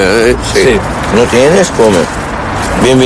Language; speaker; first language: Spanish; non-native, learner; Arabic